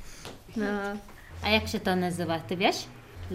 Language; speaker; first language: Polish; non-native, learner; Chechen